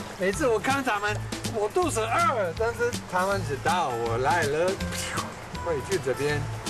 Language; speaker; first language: Chinese; non-native, learner; English